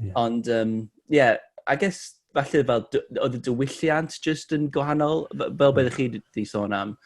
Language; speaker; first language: Welsh; non-native, local second language; English